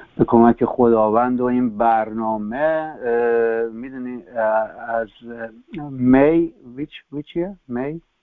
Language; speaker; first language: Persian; native; Persian